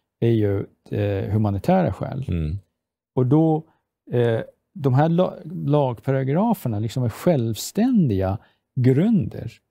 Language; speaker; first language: Swedish; non-native, fluent; Persian